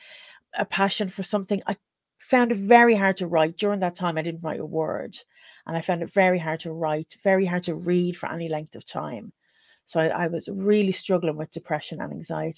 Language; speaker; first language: English; native; English